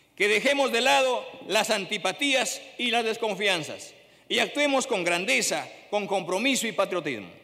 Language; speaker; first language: Spanish; native; Spanish